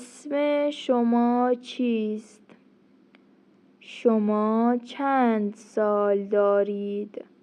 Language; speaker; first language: Persian; non-native, fluent; Turkish